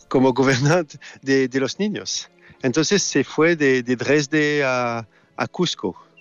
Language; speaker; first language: Spanish; non-native, fluent; French